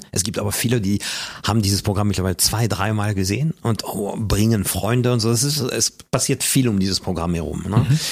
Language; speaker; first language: German; non-native, fluent; French